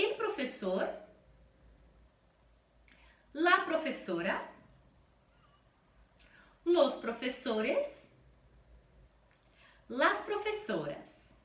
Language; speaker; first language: Spanish; non-native, fluent; Portuguese